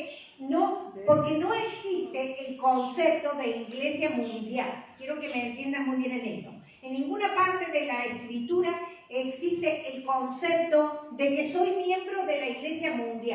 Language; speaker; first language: Spanish; native; Spanish